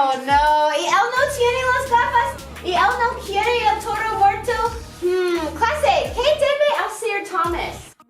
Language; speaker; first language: Spanish; non-native, fluent; English